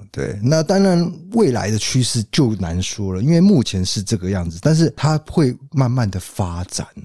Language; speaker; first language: Chinese; native; Chinese